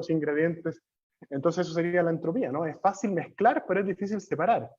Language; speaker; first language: Spanish; native; Spanish